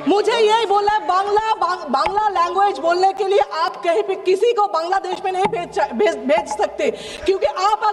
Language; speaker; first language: Hindi; non-native, local second language; Bangla